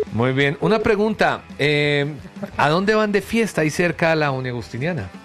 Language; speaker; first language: Spanish; native; Spanish